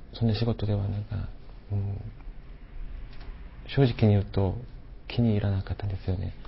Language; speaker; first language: Japanese; non-native, fluent; Korean